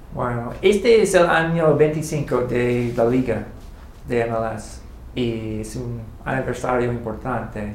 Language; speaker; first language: Spanish; non-native, fluent; English